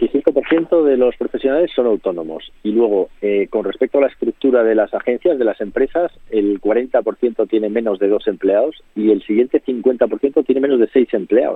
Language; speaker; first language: Spanish; native; Spanish